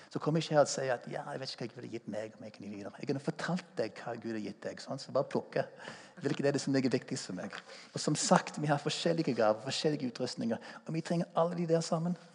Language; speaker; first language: Norwegian; non-native, fluent; English